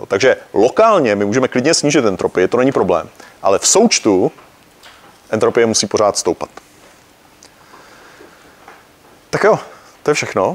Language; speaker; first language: Czech; native; Czech